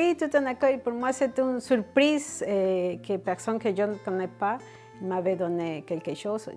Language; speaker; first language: French; non-native, fluent; Spanish